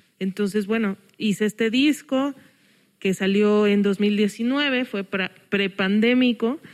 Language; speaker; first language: Spanish; early bilingual, heritage; English